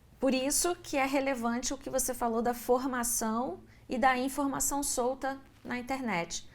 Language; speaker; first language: Portuguese; native; Portuguese